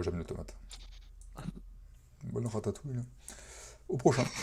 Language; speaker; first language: French; native; French